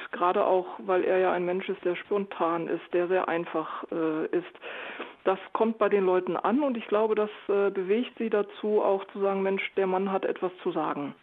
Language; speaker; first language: German; native; German